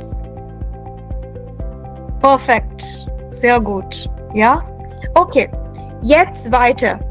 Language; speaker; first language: German; non-native, fluent; Hindi